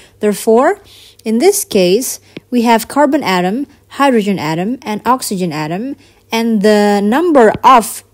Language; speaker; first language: English; non-native, fluent; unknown